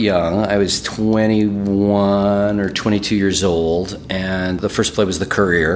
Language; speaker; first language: English; early bilingual, other home language; German